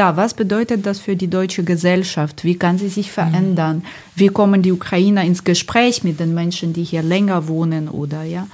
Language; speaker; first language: German; non-native, fluent; Ukrainian